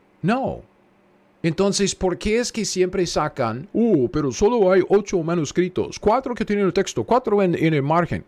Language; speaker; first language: Spanish; non-native, fluent; English